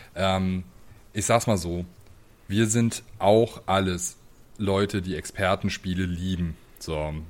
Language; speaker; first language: German; native; German